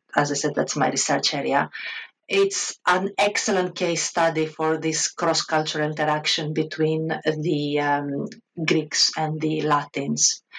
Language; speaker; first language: English; non-native, fluent; Greek